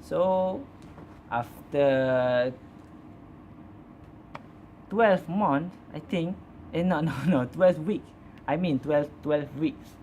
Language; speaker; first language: English; non-native, learner; Malay